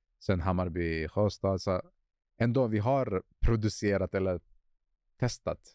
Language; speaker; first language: Swedish; non-native, fluent; Arabic